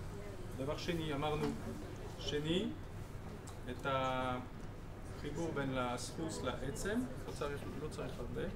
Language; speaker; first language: Hebrew; non-native, fluent; French